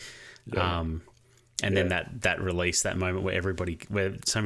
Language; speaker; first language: English; native; English